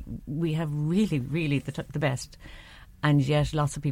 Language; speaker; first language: English; native; English